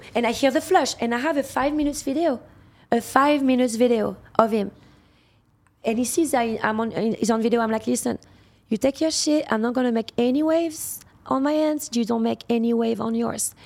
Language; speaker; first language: English; non-native, fluent; French